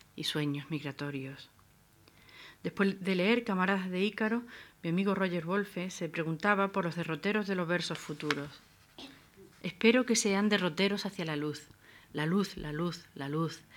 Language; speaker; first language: Spanish; native; Spanish